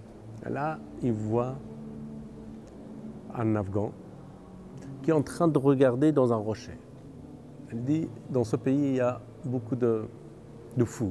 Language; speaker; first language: French; non-native, fluent; Persian